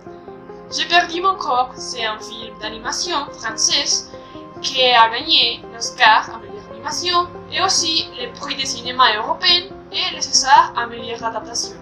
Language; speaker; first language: French; non-native, learner; Spanish